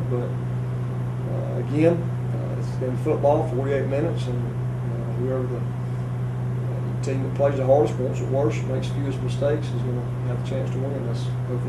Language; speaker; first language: English; native; English